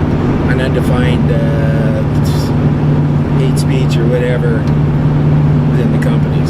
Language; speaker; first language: English; native; English